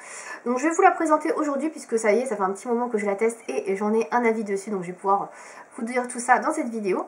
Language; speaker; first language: French; native; French